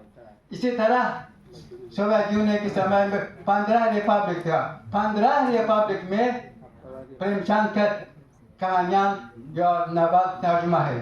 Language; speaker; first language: Hindi; non-native, fluent; Tajik